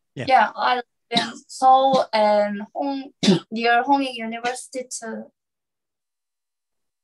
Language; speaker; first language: English; non-native, learner; Korean